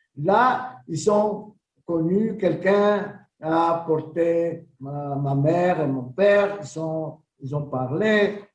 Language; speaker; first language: French; non-native, learner; Greek